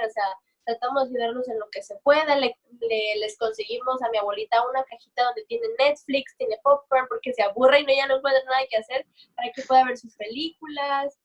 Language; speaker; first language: Spanish; native; Spanish